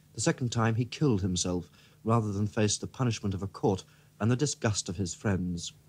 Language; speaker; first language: English; native; English